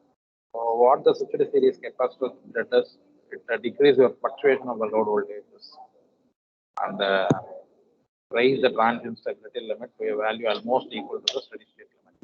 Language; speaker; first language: English; non-native, local second language; Tamil